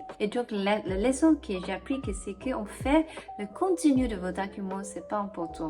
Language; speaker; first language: French; non-native, fluent; English